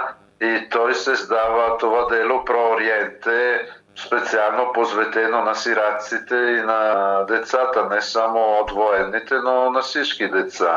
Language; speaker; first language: Bulgarian; non-native, fluent; Italian